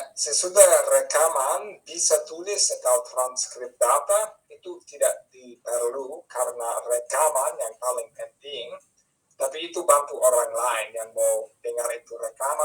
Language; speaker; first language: Indonesian; non-native, fluent; English